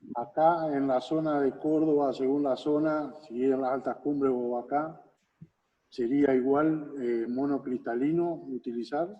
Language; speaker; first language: Spanish; native; Spanish